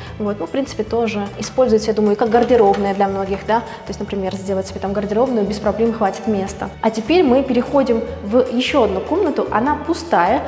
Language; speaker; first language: Russian; native; Russian